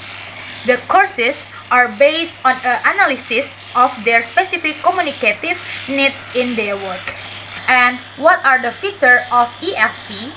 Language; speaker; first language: English; non-native, learner; Indonesian